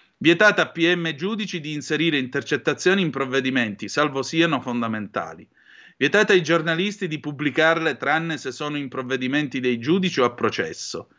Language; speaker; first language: Italian; native; Italian